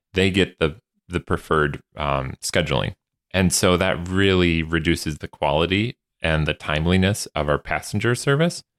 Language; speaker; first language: English; native; English